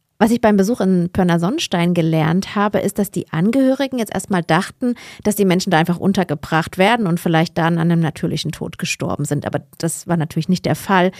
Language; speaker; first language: German; native; German